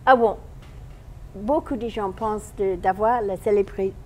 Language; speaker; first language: French; non-native, fluent; English